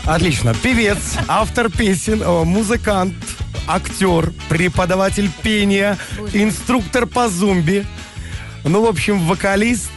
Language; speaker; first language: Russian; native; Russian